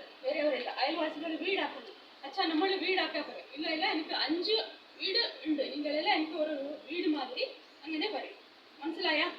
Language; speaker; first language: Malayalam; non-native, learner; Kannada